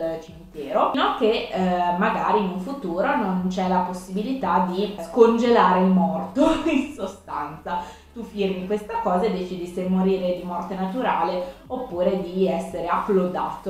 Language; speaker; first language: Italian; native; Italian